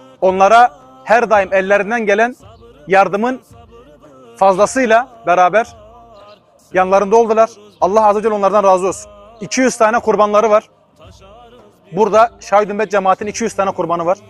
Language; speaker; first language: Turkish; non-native, fluent; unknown